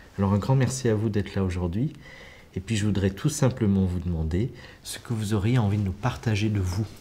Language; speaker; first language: French; native; French